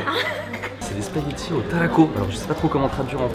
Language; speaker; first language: French; native; French